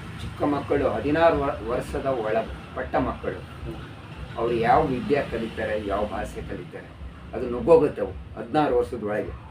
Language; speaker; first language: Kannada; non-native, local second language; Urdu